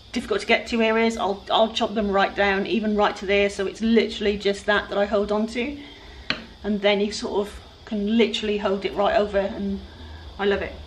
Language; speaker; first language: English; native; English